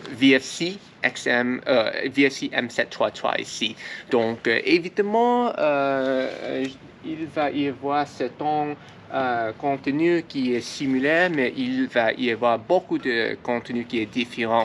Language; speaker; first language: French; non-native, learner; English